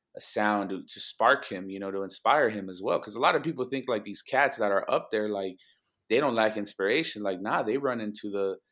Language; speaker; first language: English; early bilingual, other home language; Spanish